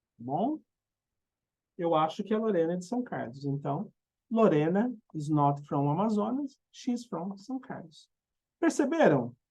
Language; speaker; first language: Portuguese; native; Portuguese